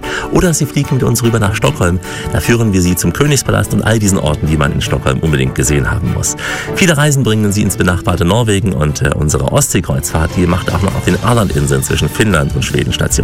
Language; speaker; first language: German; native; German